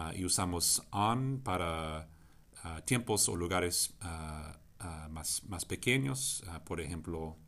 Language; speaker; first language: Spanish; non-native, fluent; English